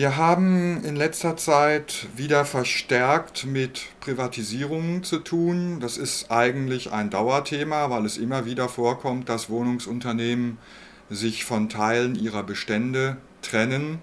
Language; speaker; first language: German; native; German